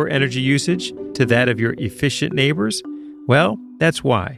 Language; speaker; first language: English; native; English